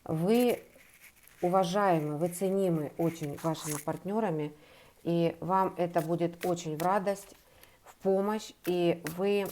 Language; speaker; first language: Russian; native; Russian